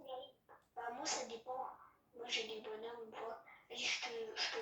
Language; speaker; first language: French; native; French